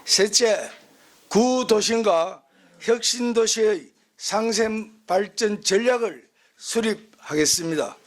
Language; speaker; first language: Korean; native; Korean